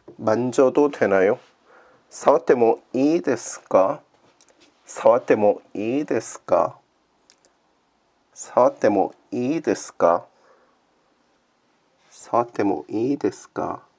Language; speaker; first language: Japanese; non-native, learner; Korean